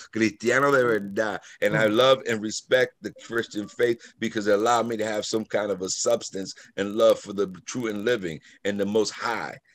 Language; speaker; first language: English; native; English